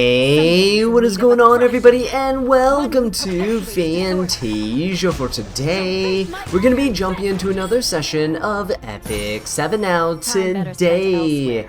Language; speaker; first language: English; native; English